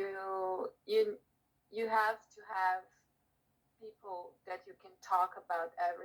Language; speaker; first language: English; non-native, learner; Portuguese